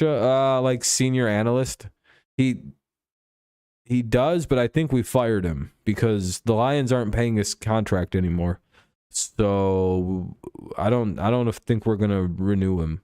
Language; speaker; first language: English; native; English